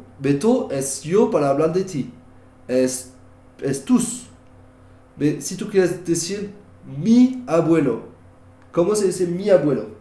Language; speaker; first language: Spanish; non-native, learner; French